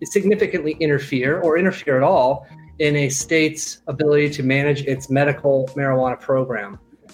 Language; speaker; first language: English; native; English